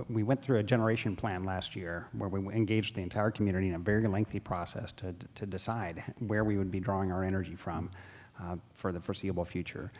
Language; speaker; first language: English; native; English